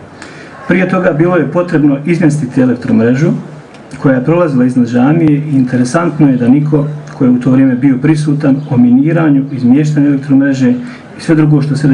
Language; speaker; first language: Croatian; native; Croatian